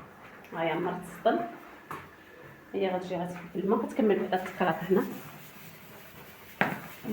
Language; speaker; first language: Arabic; native; Arabic